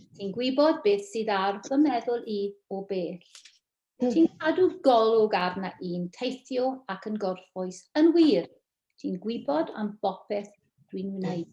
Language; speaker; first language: Welsh; non-native, local second language; English